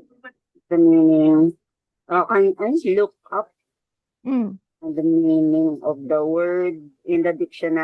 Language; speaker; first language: English; non-native, local second language; Filipino